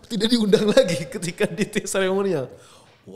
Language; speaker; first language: Indonesian; native; Indonesian